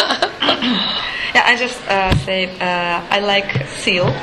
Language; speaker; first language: English; non-native, learner; Japanese